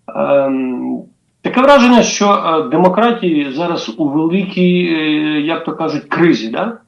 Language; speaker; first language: Ukrainian; native; Ukrainian